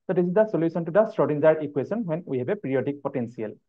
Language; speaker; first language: English; non-native, local second language; Assamese